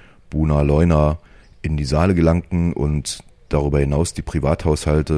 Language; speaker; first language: German; native; German